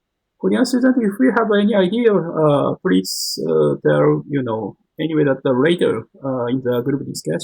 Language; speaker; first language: English; non-native, learner; Japanese